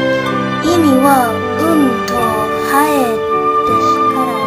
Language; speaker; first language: Japanese; non-native, learner; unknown